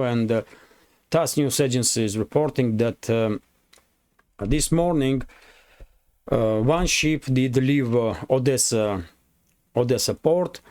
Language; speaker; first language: English; non-native, fluent; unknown